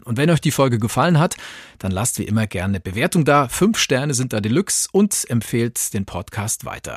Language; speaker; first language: German; native; German